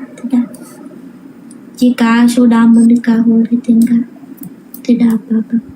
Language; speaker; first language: Indonesian; non-native, learner; Vietnamese